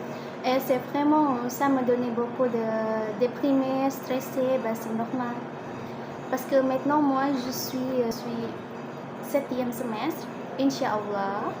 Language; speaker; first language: French; non-native, learner; Indonesian